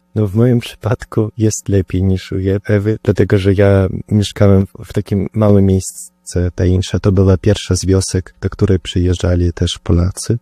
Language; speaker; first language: Polish; non-native, learner; Russian